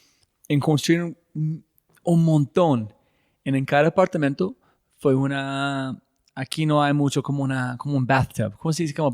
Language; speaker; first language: Spanish; non-native, fluent; English